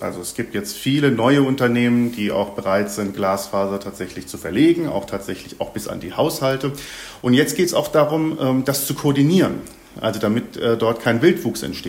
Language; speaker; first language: German; native; German